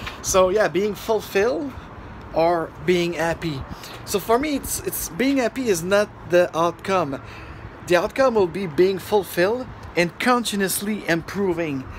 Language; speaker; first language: English; non-native, fluent; French